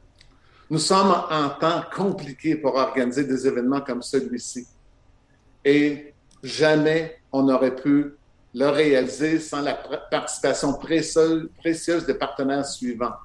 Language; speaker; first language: French; native; French